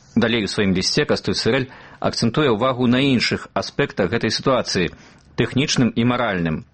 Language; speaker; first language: Belarusian; native; Belarusian